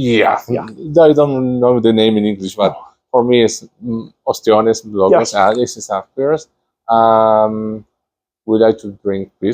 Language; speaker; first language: English; non-native, learner; Spanish